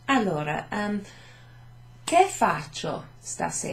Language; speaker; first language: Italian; non-native, fluent; English